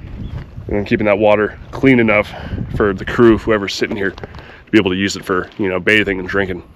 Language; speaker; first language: English; native; English